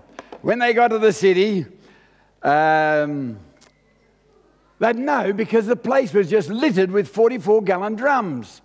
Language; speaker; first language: English; native; English